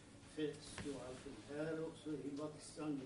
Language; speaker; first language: Swedish; non-native, learner; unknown